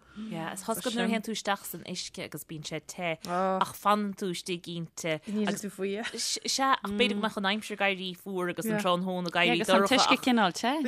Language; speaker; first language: Irish; native; Irish